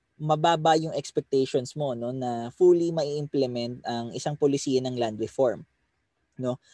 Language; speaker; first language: Filipino; native; Filipino